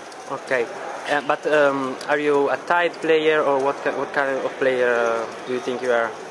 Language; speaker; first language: English; non-native, fluent; Italian